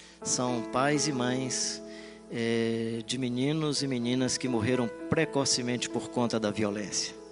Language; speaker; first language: Portuguese; native; Portuguese